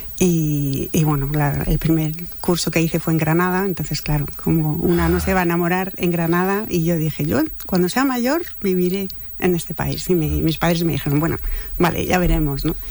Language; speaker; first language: Spanish; non-native, fluent; French